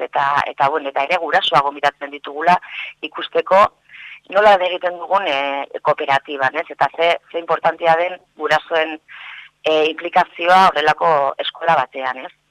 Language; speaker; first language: Basque; non-native, local second language; Spanish